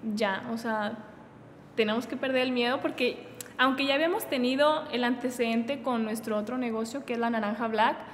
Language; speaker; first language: Spanish; native; Spanish